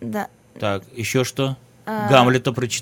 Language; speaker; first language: Russian; native; Russian